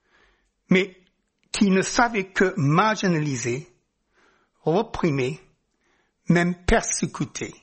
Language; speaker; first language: French; non-native, fluent; English